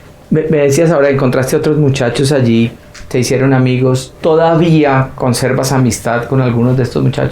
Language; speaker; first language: Spanish; native; Spanish